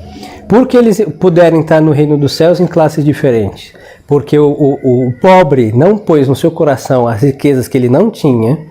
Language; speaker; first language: Portuguese; non-native, fluent; Spanish